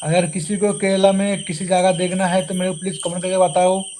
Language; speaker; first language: Hindi; non-native, local second language; Bangla